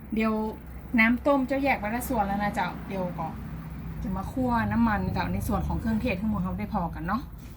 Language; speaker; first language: Thai; native; Thai